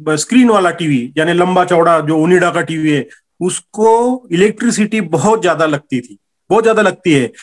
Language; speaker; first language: Hindi; non-native, local second language; Marathi